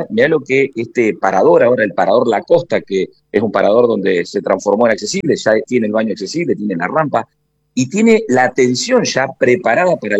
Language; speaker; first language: Spanish; native; Spanish